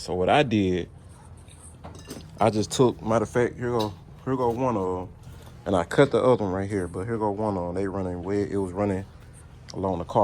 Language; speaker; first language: English; native; English